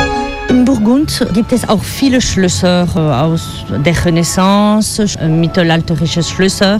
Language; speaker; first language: German; non-native, learner; French